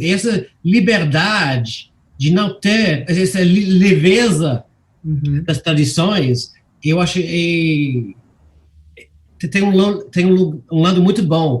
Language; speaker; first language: Portuguese; non-native, fluent; English